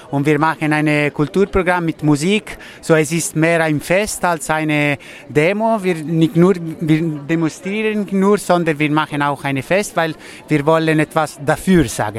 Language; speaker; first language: German; non-native, learner; Italian